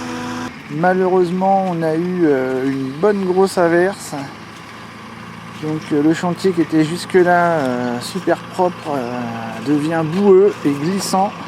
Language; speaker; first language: French; native; French